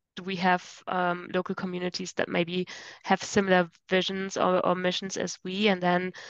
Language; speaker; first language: English; non-native, fluent; German